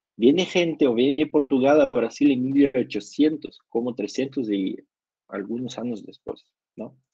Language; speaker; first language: Spanish; non-native, learner; Portuguese